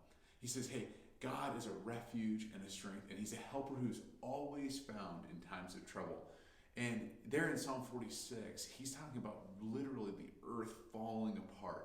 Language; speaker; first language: English; native; English